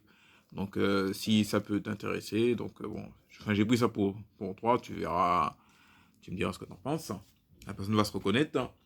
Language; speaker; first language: French; native; French